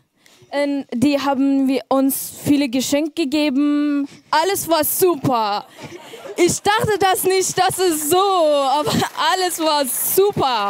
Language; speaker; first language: German; non-native, learner; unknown